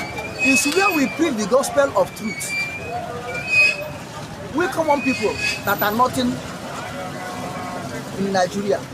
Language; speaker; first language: English; non-native, local second language; Igbo